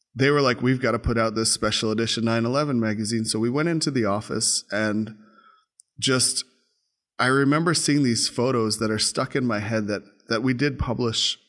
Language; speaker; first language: English; native; English